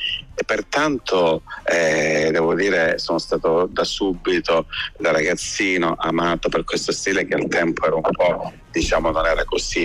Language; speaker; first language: Italian; native; Italian